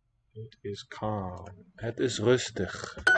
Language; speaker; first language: Dutch; non-native, learner; English